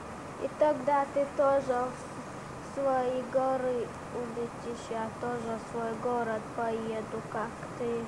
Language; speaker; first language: Russian; non-native, local second language; Chechen